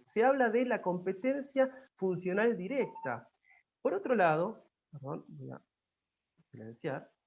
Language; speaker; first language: Spanish; native; Spanish